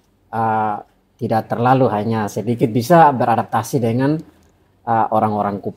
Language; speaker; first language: Indonesian; non-native, fluent; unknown